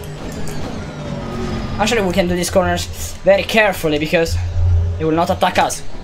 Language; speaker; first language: English; non-native, fluent; Italian